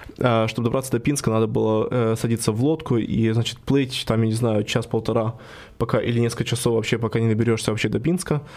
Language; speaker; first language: Russian; native; Russian